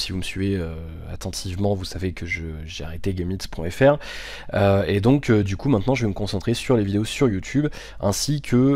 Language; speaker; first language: French; native; French